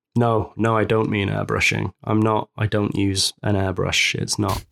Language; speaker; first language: English; native; English